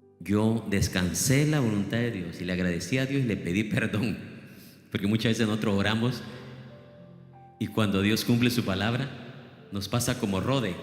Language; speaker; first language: Spanish; native; Spanish